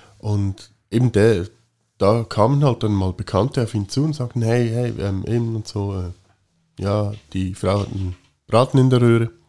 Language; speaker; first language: German; native; German